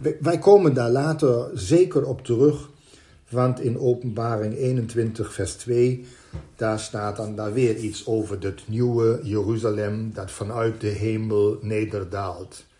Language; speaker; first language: Dutch; non-native, fluent; German